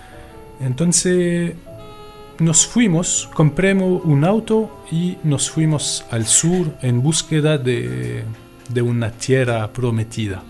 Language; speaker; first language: Spanish; non-native, fluent; French